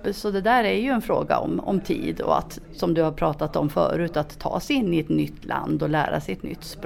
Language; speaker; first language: Swedish; native; Swedish